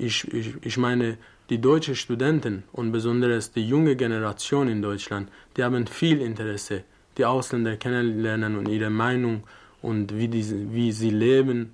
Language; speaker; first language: German; non-native, learner; Persian